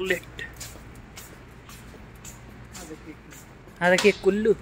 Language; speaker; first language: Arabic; non-native, learner; Nepali